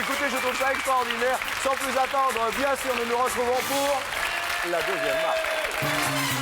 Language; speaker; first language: French; native; French